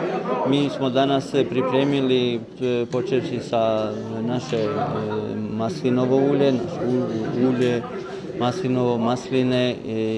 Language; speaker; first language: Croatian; non-native, local second language; Albanian